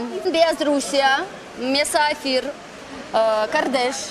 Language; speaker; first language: Turkish; non-native, learner; Russian